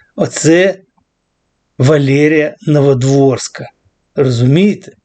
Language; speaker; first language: Ukrainian; non-native, local second language; Russian